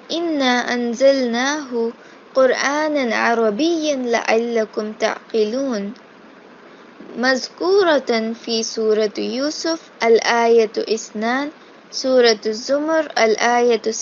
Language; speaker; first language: Arabic; non-native, learner; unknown